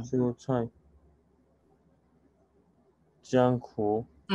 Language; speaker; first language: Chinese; non-native, learner; Korean